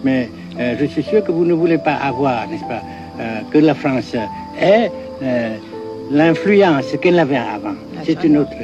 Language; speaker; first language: French; non-native, local second language; Vietnamese